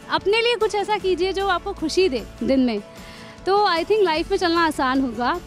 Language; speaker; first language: Hindi; native; Hindi